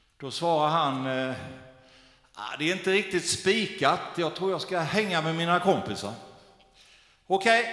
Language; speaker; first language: Swedish; native; Swedish